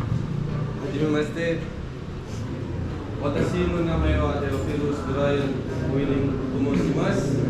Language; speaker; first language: Japanese; non-native, learner; Indonesian